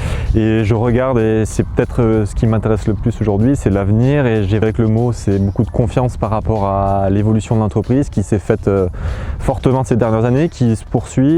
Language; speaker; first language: French; native; French